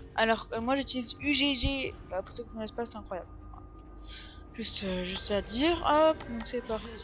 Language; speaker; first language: French; native; French